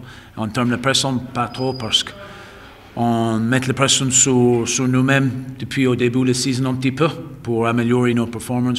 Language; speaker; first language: French; non-native, fluent; English